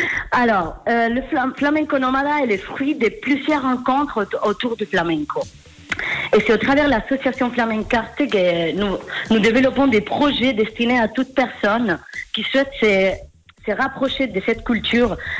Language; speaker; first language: French; non-native, fluent; Spanish